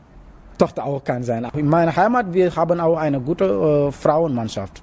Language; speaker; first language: German; non-native, learner; Wolof